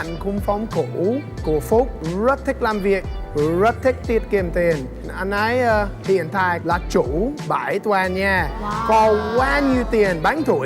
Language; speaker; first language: Vietnamese; non-native, learner; English